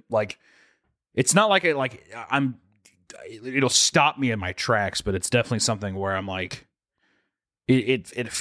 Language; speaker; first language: English; native; English